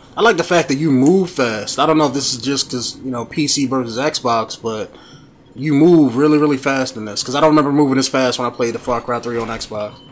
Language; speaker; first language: English; native; English